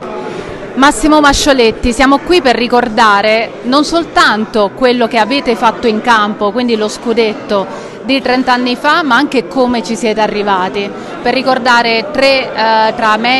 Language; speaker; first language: Italian; native; Italian